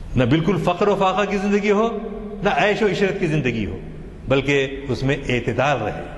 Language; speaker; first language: Urdu; native; Urdu